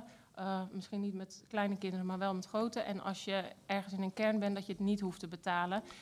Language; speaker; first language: Dutch; native; Dutch